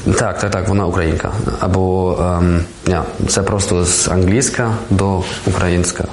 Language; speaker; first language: Ukrainian; non-native, learner; German